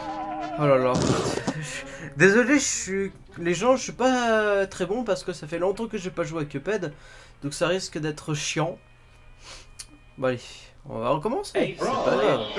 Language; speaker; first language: French; native; French